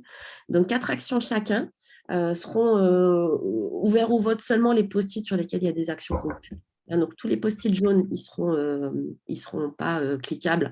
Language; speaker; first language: French; native; French